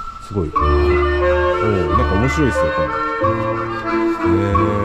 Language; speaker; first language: Japanese; native; Japanese